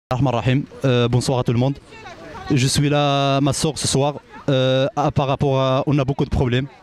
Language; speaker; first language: French; non-native, fluent; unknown